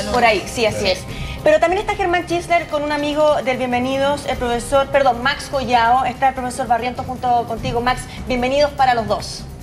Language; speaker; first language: Spanish; native; Spanish